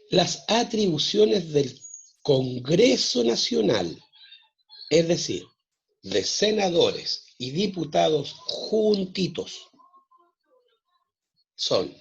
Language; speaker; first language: Spanish; native; Spanish